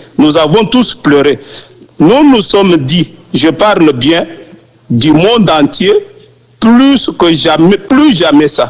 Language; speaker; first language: French; non-native, local second language; Lingala